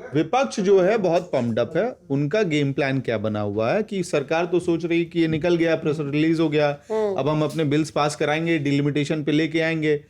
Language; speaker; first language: Hindi; native; Hindi